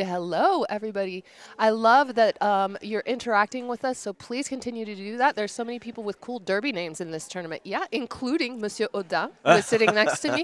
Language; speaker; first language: English; native; English